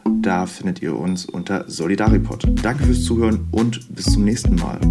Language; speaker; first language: German; native; German